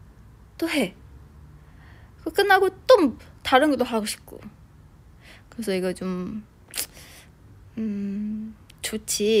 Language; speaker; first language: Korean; non-native, fluent; Chinese